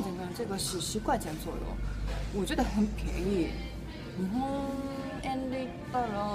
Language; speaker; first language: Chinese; non-native, fluent; Japanese